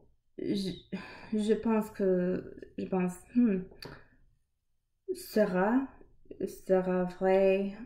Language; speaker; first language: French; non-native, learner; English